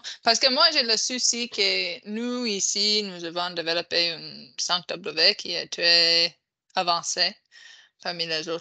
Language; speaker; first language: French; non-native, fluent; English